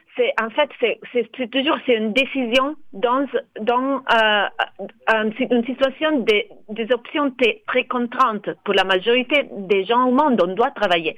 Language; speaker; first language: French; non-native, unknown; Italian